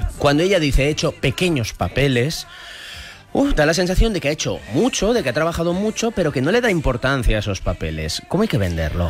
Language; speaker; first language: Spanish; native; Spanish